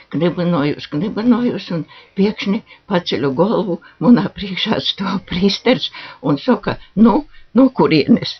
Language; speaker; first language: Latvian; native; Latvian